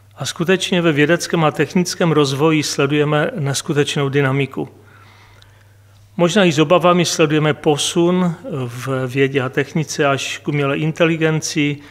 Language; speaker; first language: Czech; non-native, local second language; Polish